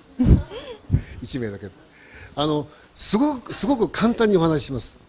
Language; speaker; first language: Japanese; native; Japanese